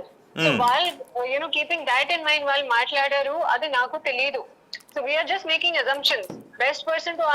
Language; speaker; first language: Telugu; non-native, local second language; Hindi